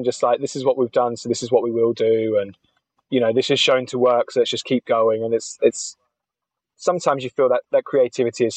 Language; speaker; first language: English; native; English